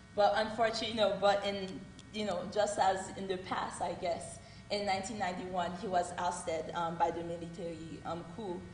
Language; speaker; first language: English; early bilingual, other home language; Haitian Creole